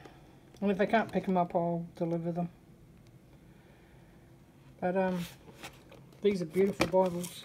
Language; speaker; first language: English; native; English